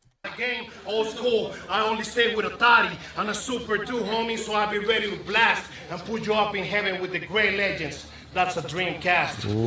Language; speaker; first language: English; non-native, fluent; Spanish